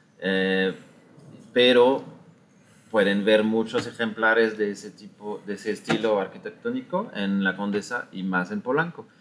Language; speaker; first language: Spanish; non-native, fluent; French